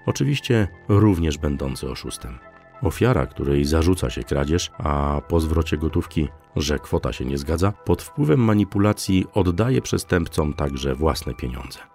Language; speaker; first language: Polish; native; Polish